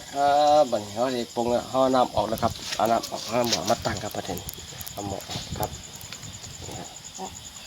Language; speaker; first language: Thai; native; Thai